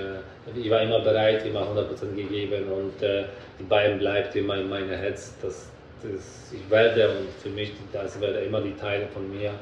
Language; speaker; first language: German; non-native, fluent; Polish